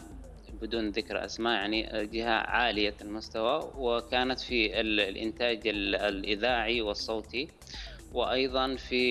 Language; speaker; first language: Arabic; native; Arabic